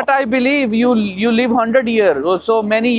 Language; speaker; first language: English; non-native, learner; Punjabi